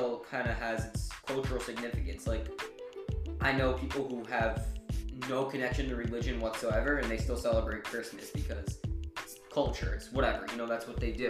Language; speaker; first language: English; native; English